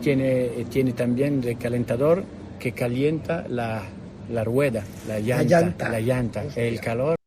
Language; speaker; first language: Spanish; non-native, learner; Italian